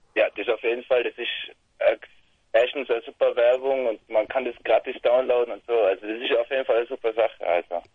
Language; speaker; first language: German; native; German